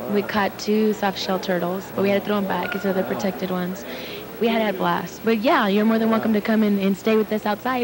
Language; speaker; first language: English; native; English